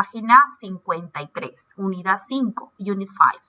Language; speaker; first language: Spanish; native; Spanish